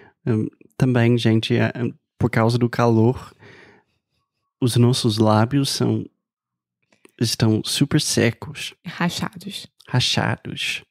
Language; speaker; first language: Portuguese; non-native, fluent; English